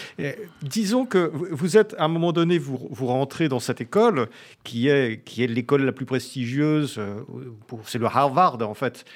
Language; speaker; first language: French; native; French